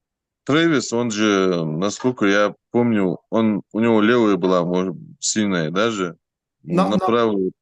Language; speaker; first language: Russian; native; Russian